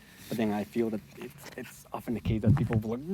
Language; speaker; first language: English; non-native, fluent; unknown